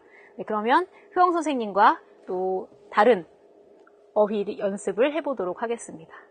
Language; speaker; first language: Korean; native; Korean